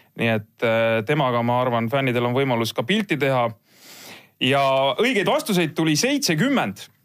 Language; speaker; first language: Estonian; native; Estonian